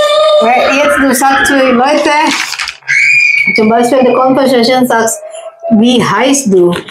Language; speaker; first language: German; non-native, learner; Indonesian